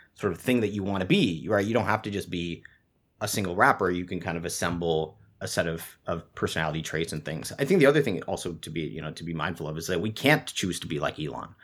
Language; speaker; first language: English; native; English